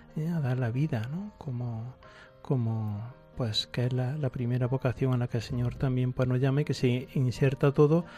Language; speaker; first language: Spanish; native; Spanish